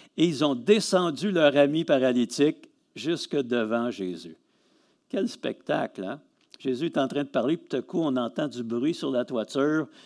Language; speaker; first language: French; native; French